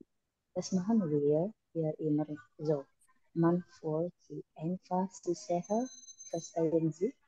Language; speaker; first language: German; non-native, learner; Indonesian